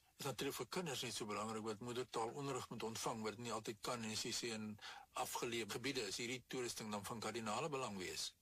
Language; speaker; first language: Afrikaans; native; Afrikaans